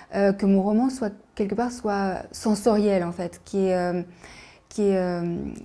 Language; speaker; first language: French; native; French